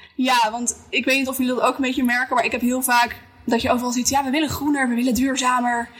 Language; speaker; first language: Dutch; native; Dutch